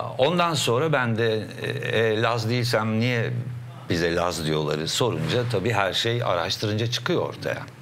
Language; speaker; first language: Turkish; native; Turkish